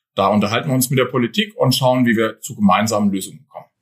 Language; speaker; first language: German; native; German